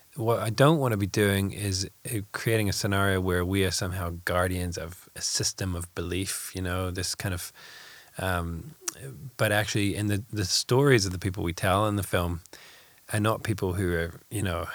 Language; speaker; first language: English; native; English